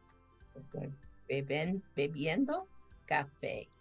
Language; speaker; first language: Spanish; non-native, fluent; English